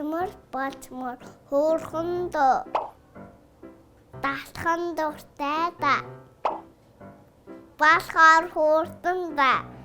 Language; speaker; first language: Mongolian; early bilingual, heritage; Mongolian